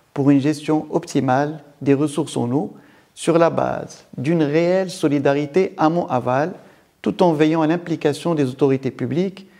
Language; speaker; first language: French; non-native, local second language; Arabic